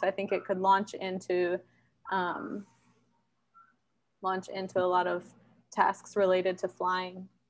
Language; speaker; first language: English; native; English